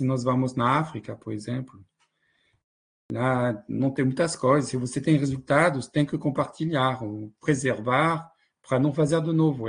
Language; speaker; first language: Portuguese; non-native, fluent; French